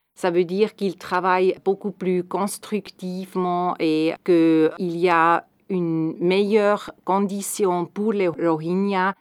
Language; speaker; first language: French; non-native, fluent; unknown